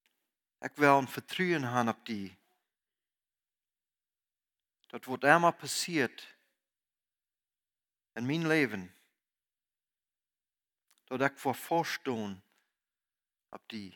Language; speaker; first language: German; non-native, learner; Plautdietsch